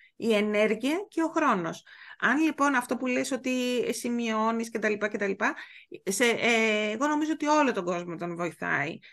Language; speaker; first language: Greek; native; Greek